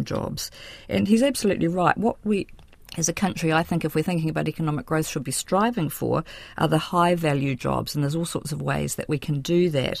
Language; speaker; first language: English; native; English